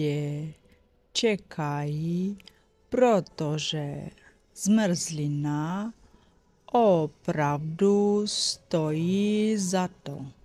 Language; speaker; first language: Czech; non-native, fluent; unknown